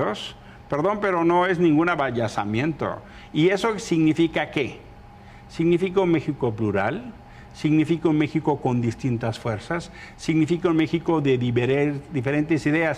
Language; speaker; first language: Spanish; native; Spanish